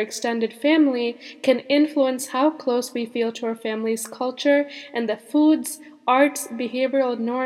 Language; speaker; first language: English; early bilingual, other home language; Malayalam